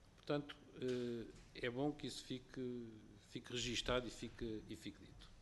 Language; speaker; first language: Portuguese; native; Portuguese